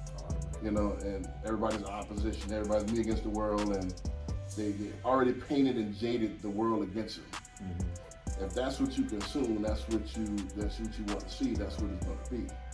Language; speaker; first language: English; native; English